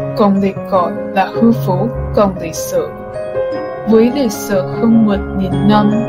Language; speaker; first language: Vietnamese; non-native, learner; Chinese